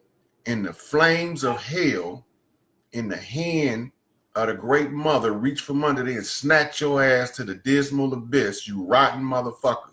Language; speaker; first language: English; native; English